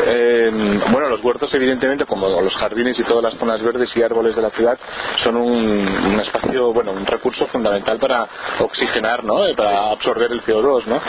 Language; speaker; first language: Spanish; native; Spanish